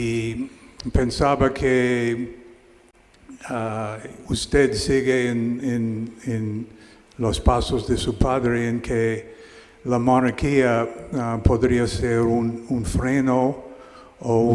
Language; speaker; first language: Spanish; non-native, learner; English